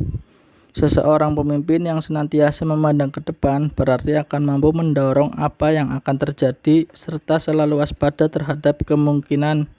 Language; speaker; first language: Indonesian; native; Indonesian